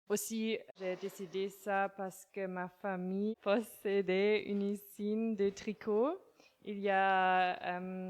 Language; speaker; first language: French; non-native, learner; German